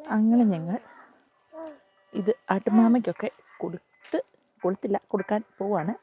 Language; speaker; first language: Malayalam; native; Malayalam